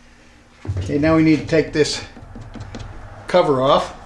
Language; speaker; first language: English; native; English